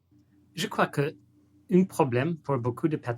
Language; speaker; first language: French; non-native, learner; English